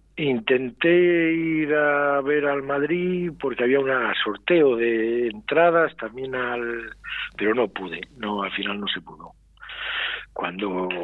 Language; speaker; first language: Spanish; native; Spanish